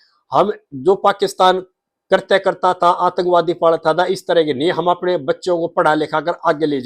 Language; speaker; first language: Hindi; native; Hindi